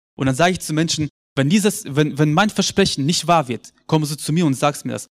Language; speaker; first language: German; early bilingual, other home language; Russian